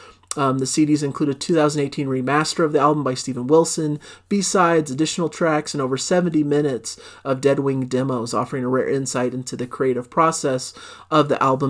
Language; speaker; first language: English; native; English